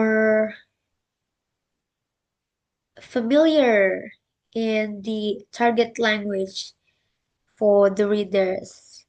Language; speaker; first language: English; non-native, learner; Indonesian